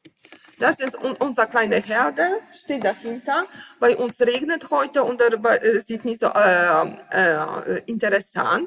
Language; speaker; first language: German; non-native, learner; Polish